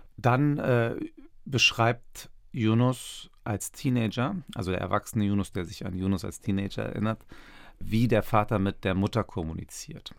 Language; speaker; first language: German; early bilingual, other home language; Turkish